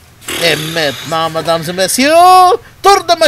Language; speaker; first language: French; native; French